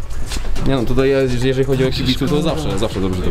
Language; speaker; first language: Polish; native; Polish